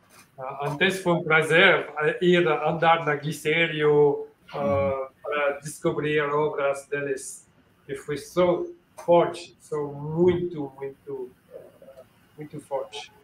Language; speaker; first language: Portuguese; non-native, learner; French